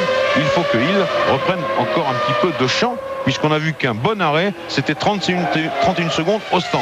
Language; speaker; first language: French; native; French